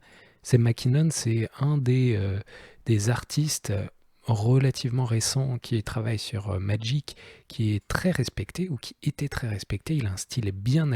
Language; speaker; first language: French; native; French